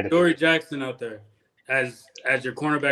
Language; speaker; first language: English; native; English